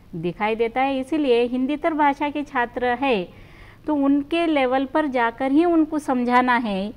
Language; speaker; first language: Hindi; non-native, local second language; Marathi